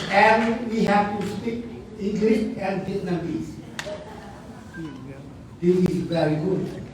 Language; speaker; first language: English; non-native, learner; Vietnamese